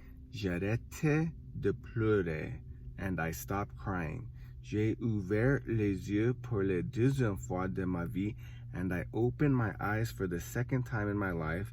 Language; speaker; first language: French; non-native, learner; English